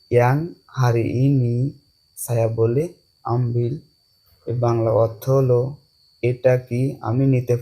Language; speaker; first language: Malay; non-native, learner; Bangla